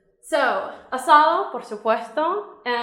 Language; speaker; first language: Spanish; non-native, fluent; English